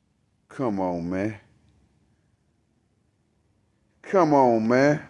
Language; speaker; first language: English; native; English